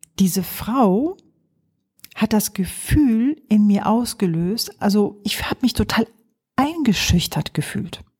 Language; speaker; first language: German; early bilingual, other home language; Polish